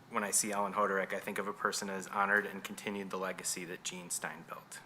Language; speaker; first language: English; native; English